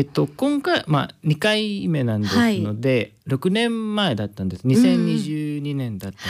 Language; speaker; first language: Japanese; non-native, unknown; Spanish